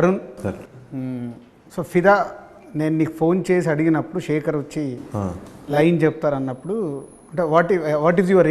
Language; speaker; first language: Telugu; native; Telugu